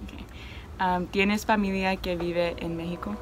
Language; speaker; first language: Spanish; non-native, learner; English